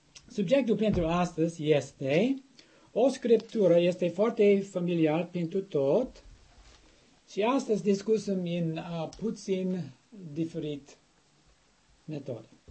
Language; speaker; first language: Romanian; non-native, learner; English